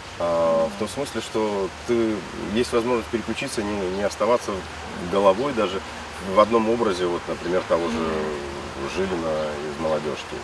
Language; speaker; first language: Russian; native; Russian